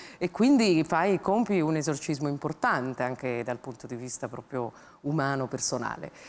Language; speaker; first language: Italian; native; Italian